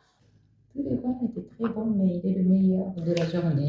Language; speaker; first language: French; non-native, fluent; Japanese